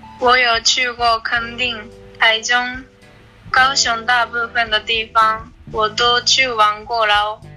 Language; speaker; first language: Chinese; non-native, learner; Japanese